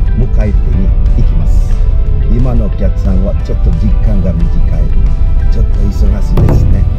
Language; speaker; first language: Japanese; non-native, fluent; Balinese